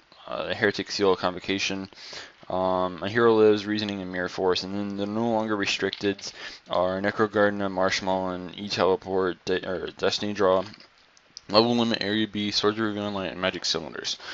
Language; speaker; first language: English; native; English